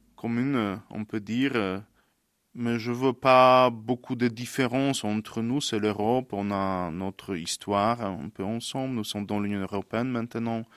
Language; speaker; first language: French; non-native, fluent; Polish